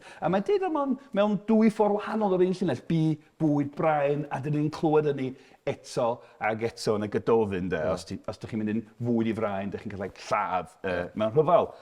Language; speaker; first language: Welsh; non-native, fluent; English